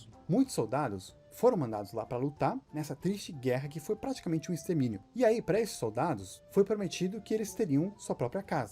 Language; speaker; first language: Portuguese; native; Portuguese